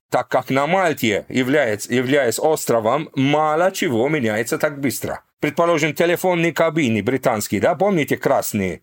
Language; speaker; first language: Russian; non-native, fluent; Maltese